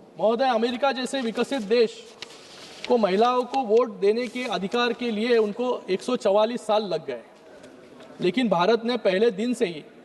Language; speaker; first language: Hindi; non-native, local second language; Marathi